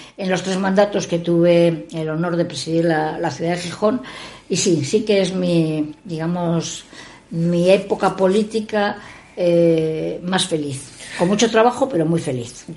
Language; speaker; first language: Spanish; native; Spanish